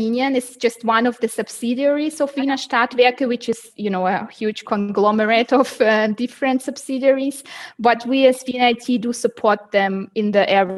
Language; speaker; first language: English; non-native, fluent; Uzbek